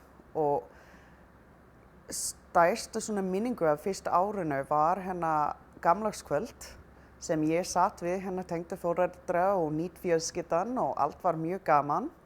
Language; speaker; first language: Icelandic; non-native, fluent; English